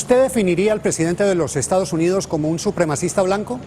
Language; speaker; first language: Spanish; native; Spanish